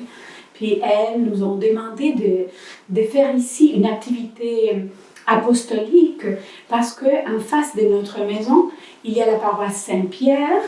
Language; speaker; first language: French; non-native, learner; Spanish